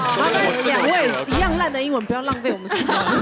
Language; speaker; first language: Chinese; native; Chinese